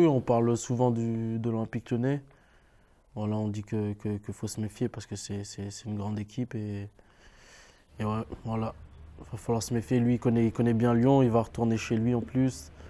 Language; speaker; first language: French; native; French